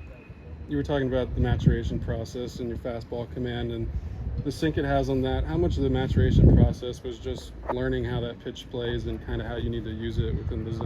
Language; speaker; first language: English; native; English